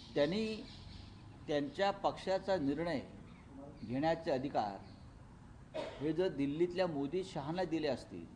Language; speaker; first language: Marathi; native; Marathi